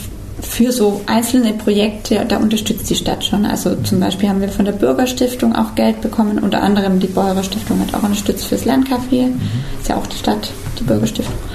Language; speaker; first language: German; native; German